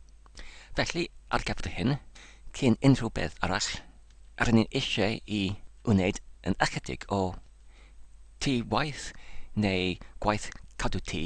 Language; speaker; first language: Welsh; non-native, learner; English